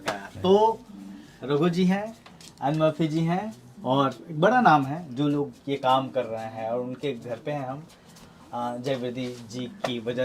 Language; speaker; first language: Hindi; native; Hindi